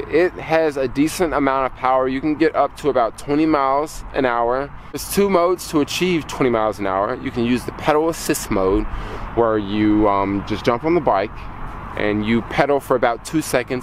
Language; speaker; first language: English; native; English